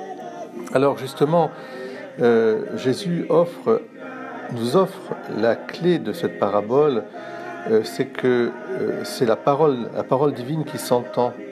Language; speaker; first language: French; native; French